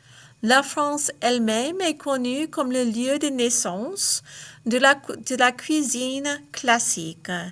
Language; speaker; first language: French; non-native, fluent; English